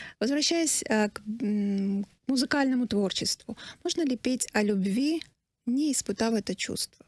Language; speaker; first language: Russian; non-native, local second language; Armenian